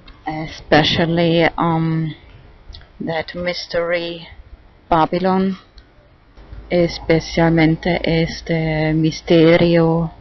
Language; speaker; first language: Spanish; non-native, fluent; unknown